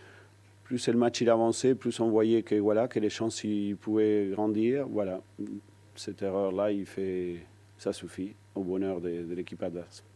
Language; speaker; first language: French; non-native, fluent; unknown